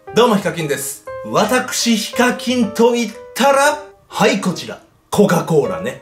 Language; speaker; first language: Japanese; native; Japanese